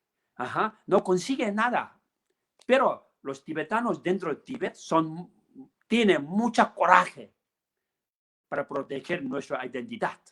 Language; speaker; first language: Spanish; non-native, learner; Tibetan